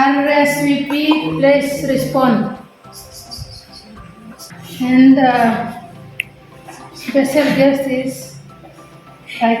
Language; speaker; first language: English; non-native, learner; Indonesian